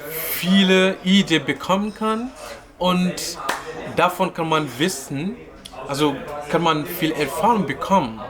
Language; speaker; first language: German; non-native, learner; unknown